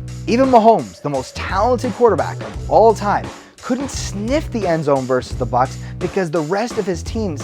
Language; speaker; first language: English; native; English